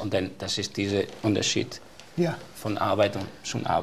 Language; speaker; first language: German; non-native, fluent; Italian